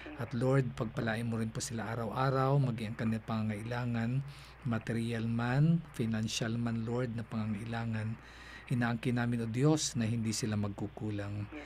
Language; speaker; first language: Filipino; non-native, local second language; Cebuano